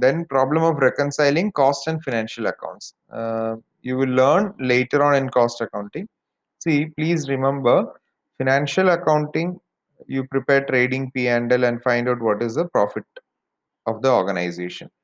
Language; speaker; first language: English; non-native, local second language; Malayalam